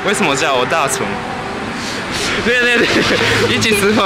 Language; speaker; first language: Chinese; non-native, fluent; Japanese